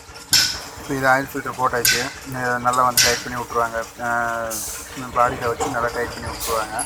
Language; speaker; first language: Tamil; native; Tamil